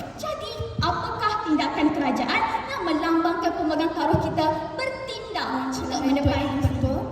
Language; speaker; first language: Malay; native; Malay